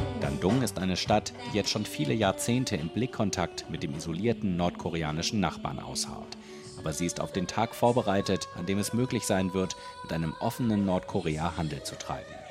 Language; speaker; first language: German; native; German